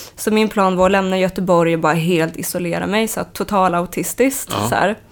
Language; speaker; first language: Swedish; native; Swedish